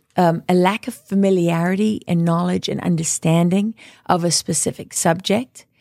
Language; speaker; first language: English; native; English